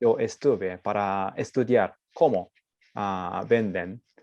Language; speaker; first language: Spanish; non-native, learner; Japanese